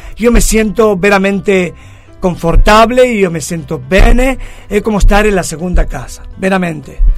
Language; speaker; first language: Italian; non-native, fluent; Spanish